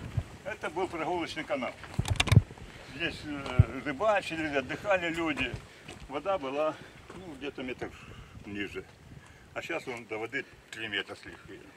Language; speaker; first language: Russian; native; Russian